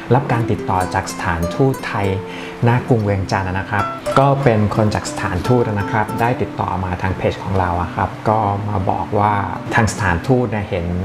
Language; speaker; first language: Thai; native; Thai